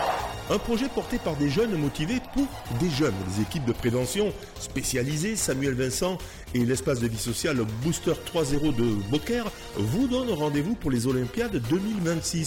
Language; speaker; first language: French; native; French